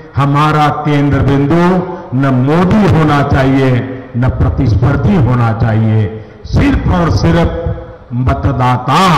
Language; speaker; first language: Hindi; non-native, local second language; Gujarati